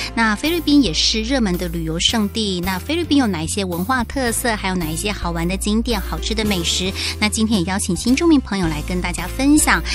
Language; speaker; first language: Chinese; native; Chinese